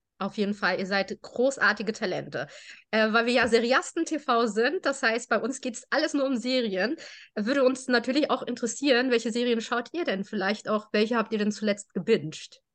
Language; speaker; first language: German; native; German